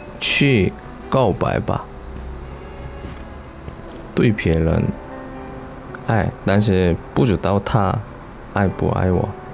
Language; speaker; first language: Chinese; non-native, learner; Korean